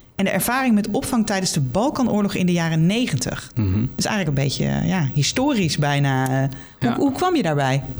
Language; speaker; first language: Dutch; native; Dutch